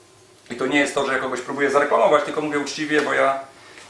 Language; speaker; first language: Polish; native; Polish